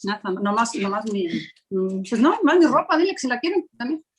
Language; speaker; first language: Spanish; native; Spanish